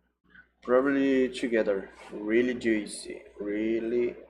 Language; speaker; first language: English; non-native, learner; Portuguese